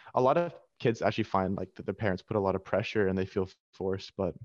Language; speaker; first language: English; native; English